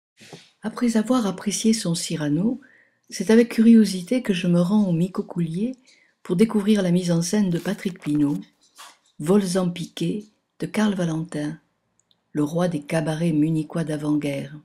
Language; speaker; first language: French; native; French